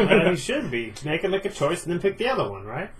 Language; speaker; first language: English; native; English